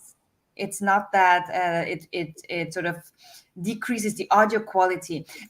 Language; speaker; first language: English; non-native, fluent; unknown